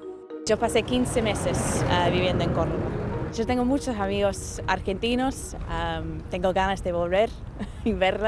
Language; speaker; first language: Spanish; non-native, fluent; English